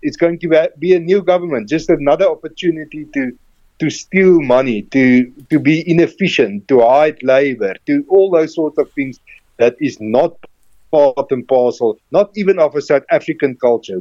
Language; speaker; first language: English; non-native, local second language; Afrikaans